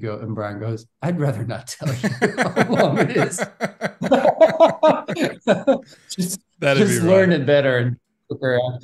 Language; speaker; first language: English; non-native, fluent; Bulgarian